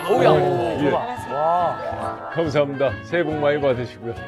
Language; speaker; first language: Korean; native; Korean